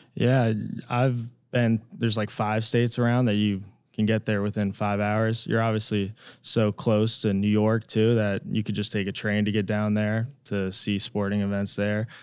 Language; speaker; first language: English; native; English